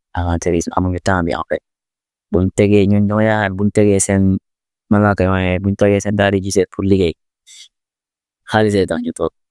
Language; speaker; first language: Wolof; non-native, local second language; Jola-Fonyi